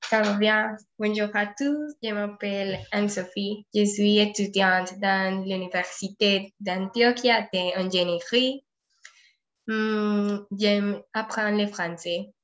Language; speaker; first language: French; non-native, learner; Spanish